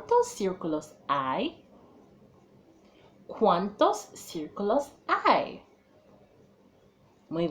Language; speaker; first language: Spanish; non-native, fluent; English